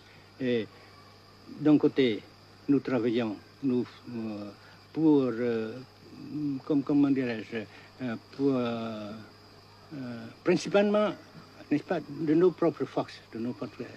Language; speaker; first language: French; non-native, local second language; Vietnamese